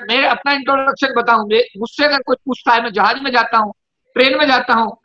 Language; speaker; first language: Hindi; native; Hindi